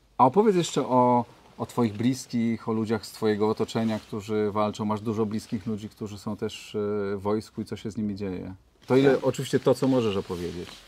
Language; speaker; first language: Polish; native; Polish